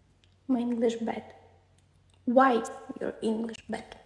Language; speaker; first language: English; non-native, learner; Ukrainian